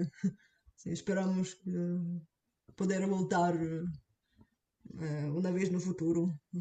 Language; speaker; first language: Portuguese; non-native, learner; Bulgarian